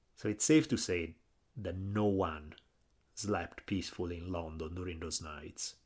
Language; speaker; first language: English; non-native, fluent; Italian